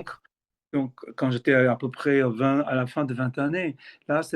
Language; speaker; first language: French; non-native, fluent; Korean